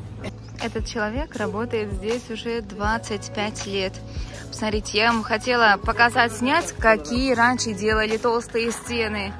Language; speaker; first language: Russian; native; Russian